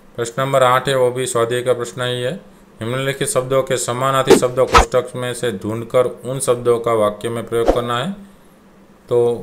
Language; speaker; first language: Hindi; non-native, local second language; Gujarati